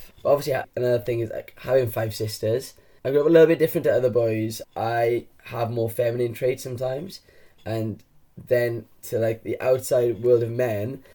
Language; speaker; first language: English; native; English